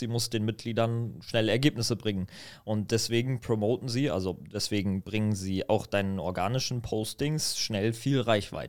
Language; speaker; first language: German; native; German